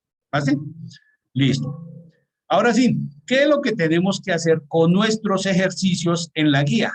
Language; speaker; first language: Spanish; native; Spanish